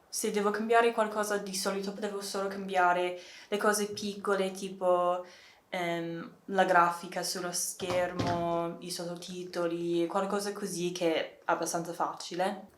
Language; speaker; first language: Italian; non-native, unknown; English